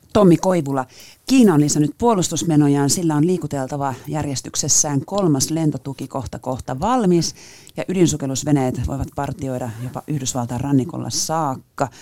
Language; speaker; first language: Finnish; native; Finnish